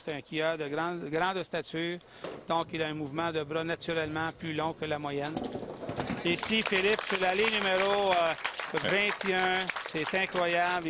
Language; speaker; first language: French; native; French